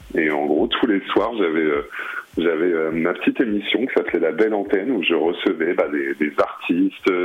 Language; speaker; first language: French; early bilingual, other home language; Arabic